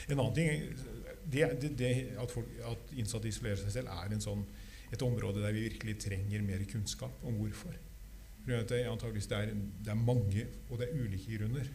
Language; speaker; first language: Norwegian; native; Norwegian